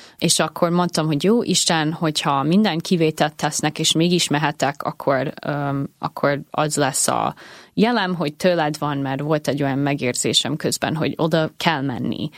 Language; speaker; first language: Hungarian; non-native, fluent; English